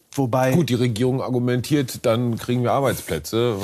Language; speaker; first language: German; native; German